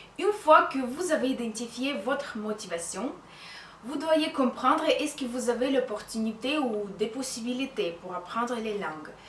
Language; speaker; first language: French; non-native, fluent; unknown